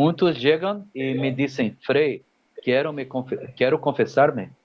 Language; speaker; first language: Portuguese; non-native, learner; Spanish